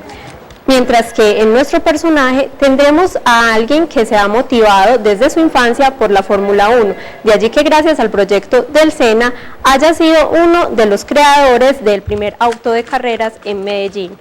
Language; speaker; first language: Spanish; native; Spanish